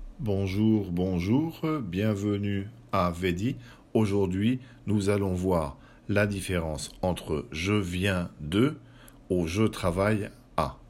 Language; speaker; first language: French; non-native, fluent; Spanish